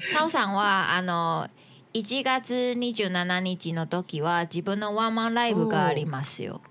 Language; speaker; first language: Japanese; non-native, learner; Chinese